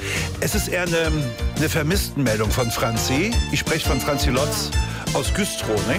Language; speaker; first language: German; native; German